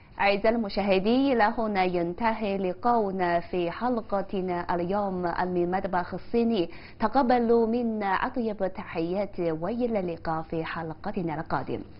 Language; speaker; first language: Arabic; non-native, fluent; Chinese